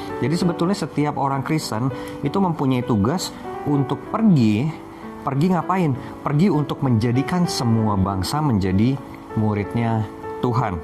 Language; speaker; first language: Indonesian; native; Indonesian